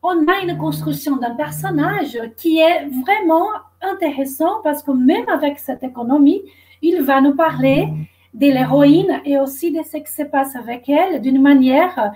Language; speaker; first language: French; non-native, fluent; Portuguese